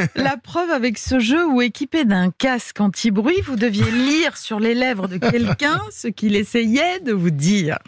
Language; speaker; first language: French; native; French